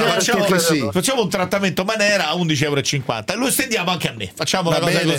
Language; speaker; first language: Italian; native; Italian